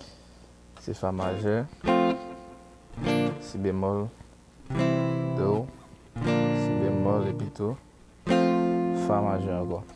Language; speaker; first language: French; non-native, learner; Haitian Creole